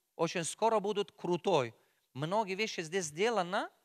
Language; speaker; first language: Russian; non-native, local second language; Tajik